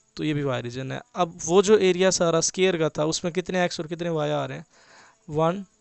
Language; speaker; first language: Urdu; native; Urdu